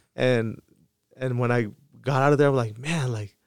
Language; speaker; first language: English; early bilingual, other home language; Spanish